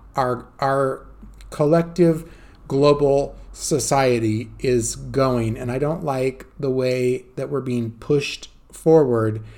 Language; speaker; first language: English; native; English